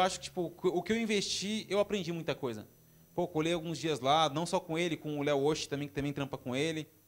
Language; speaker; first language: Portuguese; native; Portuguese